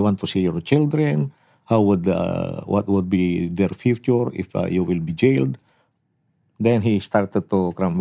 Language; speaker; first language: English; non-native, local second language; Pangasinan